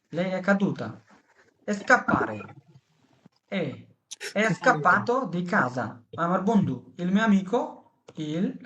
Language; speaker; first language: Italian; non-native, fluent; Bangla